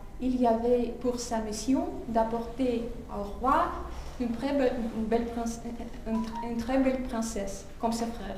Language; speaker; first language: French; non-native, fluent; Russian